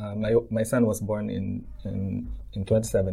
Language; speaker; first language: English; non-native, local second language; Filipino